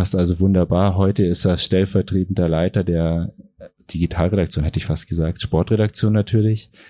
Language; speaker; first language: German; native; German